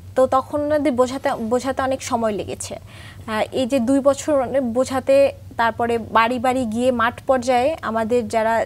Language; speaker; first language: Bangla; native; Bangla